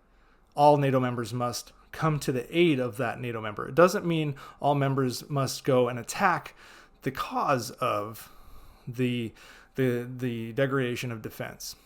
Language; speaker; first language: English; native; English